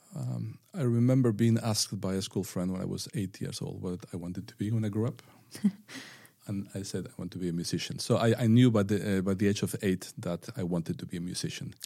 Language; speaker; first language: English; non-native, fluent; Spanish